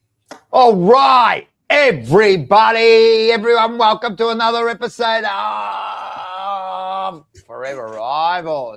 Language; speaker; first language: English; native; English